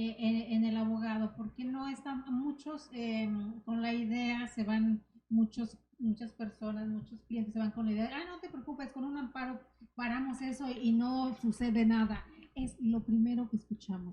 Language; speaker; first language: Spanish; native; Spanish